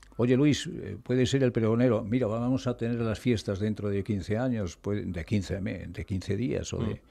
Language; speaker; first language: Spanish; native; Spanish